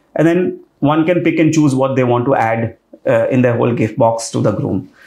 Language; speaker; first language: English; non-native, local second language; Hindi